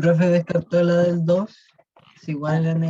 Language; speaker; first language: Spanish; native; Spanish